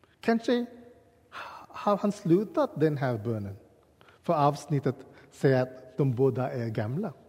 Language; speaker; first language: Swedish; non-native, learner; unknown